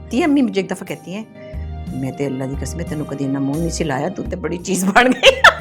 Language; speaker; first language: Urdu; non-native, local second language; Punjabi